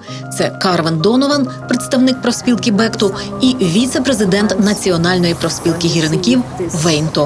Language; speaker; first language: Ukrainian; native; Ukrainian